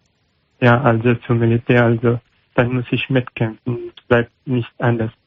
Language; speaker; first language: German; non-native, learner; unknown